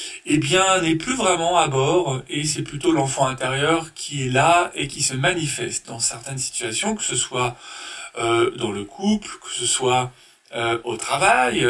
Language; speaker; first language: French; native; French